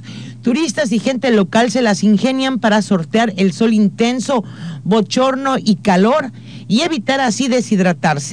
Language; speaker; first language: Spanish; native; Spanish